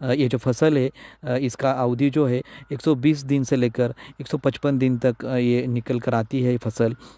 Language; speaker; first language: Hindi; non-native, local second language; Marathi